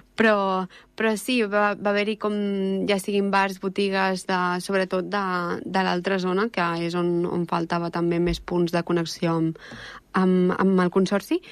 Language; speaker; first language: Catalan; native; Catalan